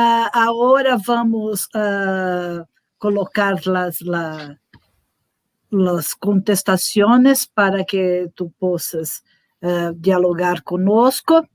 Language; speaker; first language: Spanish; non-native, learner; Portuguese